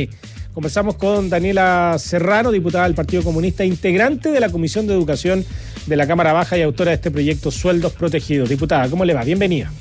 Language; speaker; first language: Spanish; native; Spanish